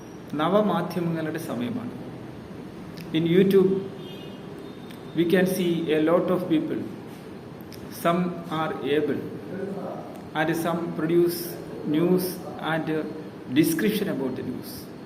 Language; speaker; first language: English; non-native, local second language; Malayalam